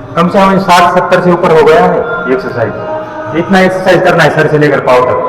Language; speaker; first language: Hindi; non-native, local second language; Marathi